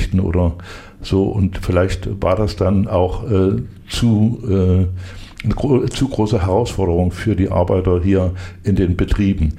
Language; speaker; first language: German; native; German